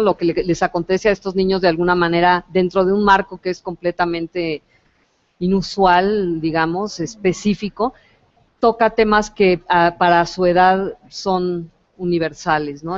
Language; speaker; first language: Spanish; native; Spanish